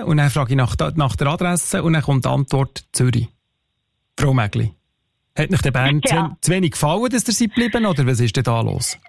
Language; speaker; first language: German; native; German